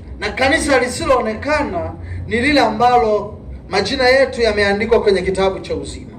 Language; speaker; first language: Swahili; native; Swahili